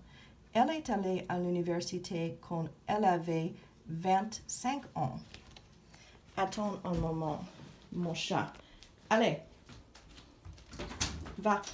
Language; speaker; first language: French; non-native, fluent; English